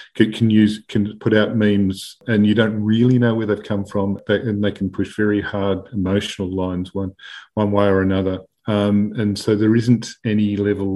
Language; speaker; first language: English; native; English